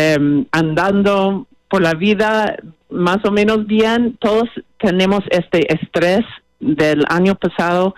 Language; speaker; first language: Spanish; non-native, fluent; English